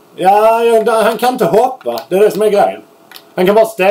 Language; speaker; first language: Swedish; native; Swedish